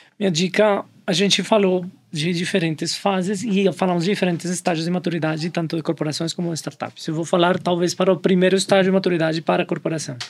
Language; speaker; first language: Portuguese; non-native, fluent; Spanish